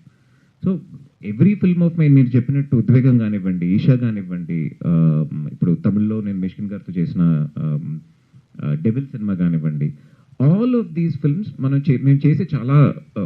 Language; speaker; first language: Telugu; native; Telugu